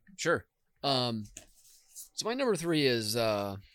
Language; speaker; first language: English; native; English